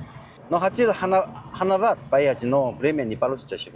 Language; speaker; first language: Russian; non-native, learner; Korean